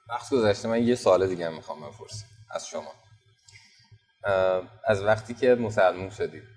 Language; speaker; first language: Persian; native; Persian